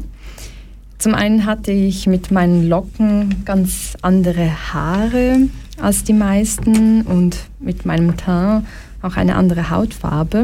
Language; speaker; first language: German; early bilingual, other home language; Portuguese